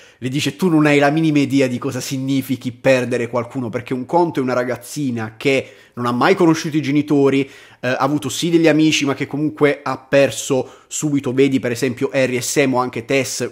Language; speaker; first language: Italian; native; Italian